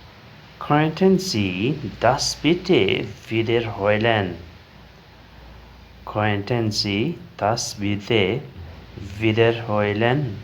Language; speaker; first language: German; non-native, learner; Urdu